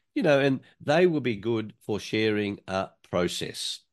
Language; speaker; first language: English; native; English